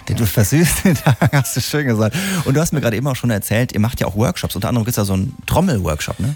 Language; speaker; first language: German; native; German